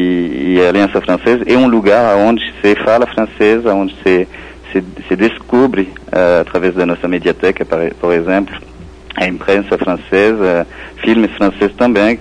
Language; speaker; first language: Portuguese; non-native, fluent; French